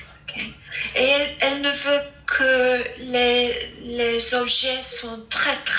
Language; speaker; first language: French; non-native, fluent; English